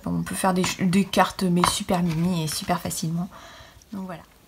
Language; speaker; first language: French; native; French